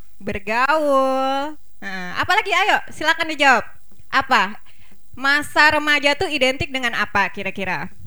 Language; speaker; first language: Indonesian; native; Indonesian